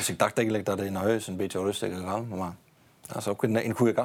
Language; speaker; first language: Dutch; non-native, fluent; Danish